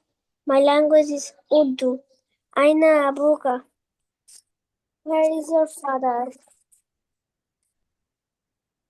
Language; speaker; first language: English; non-native, learner; Bangla